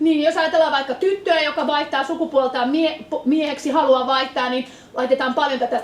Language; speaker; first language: Finnish; native; Finnish